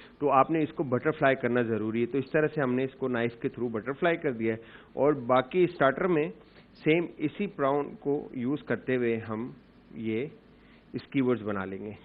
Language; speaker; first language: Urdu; native; Urdu